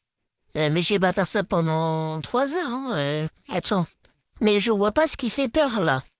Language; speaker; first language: French; native; French